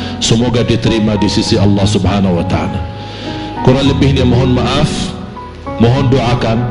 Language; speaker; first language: Malay; non-native, fluent; Arabic